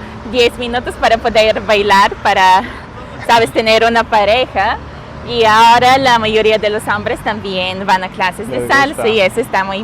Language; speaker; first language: Spanish; non-native, fluent; Bulgarian